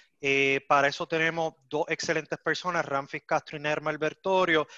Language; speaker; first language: Spanish; native; Spanish